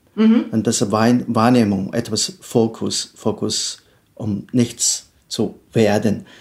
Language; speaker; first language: German; non-native, learner; Chinese